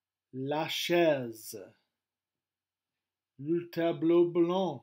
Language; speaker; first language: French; non-native, fluent; English